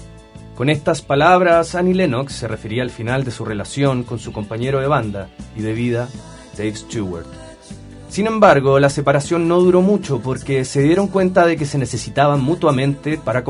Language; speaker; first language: Spanish; native; Spanish